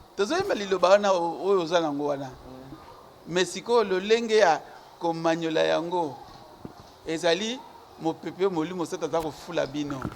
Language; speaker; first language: Lingala; native; Lingala